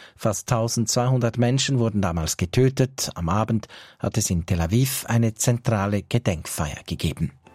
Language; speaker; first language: German; native; German